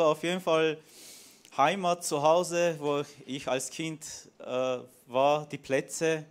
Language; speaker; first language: German; non-native, fluent; Armenian